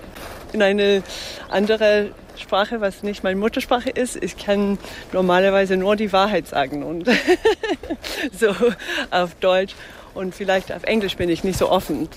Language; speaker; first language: German; non-native, fluent; English